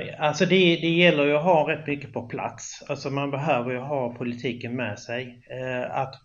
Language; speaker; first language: Swedish; native; Swedish